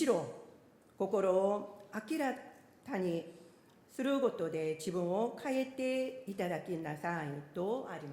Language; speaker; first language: Japanese; non-native, fluent; Korean